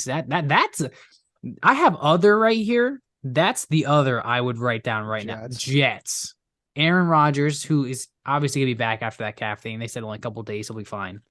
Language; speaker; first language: English; native; English